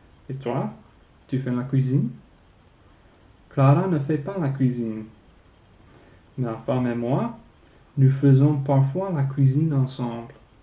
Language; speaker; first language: French; non-native, fluent; English